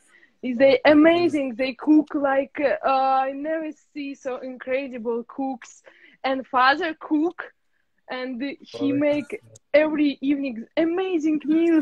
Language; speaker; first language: English; non-native, learner; Russian